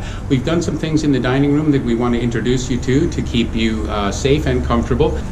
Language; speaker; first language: English; native; English